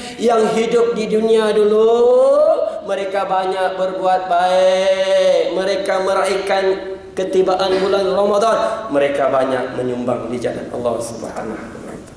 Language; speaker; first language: Malay; native; Malay